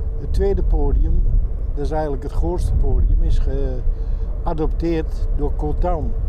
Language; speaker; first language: Dutch; native; Dutch